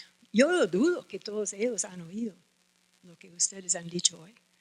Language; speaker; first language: Spanish; non-native, fluent; English